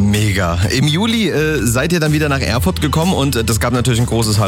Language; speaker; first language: German; native; German